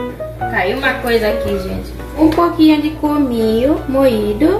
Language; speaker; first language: Portuguese; non-native, fluent; Haitian Creole